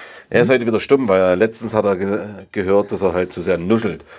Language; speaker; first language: German; native; German